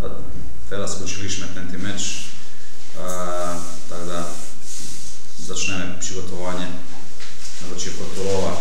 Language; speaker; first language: Polish; non-native, learner; Slovenian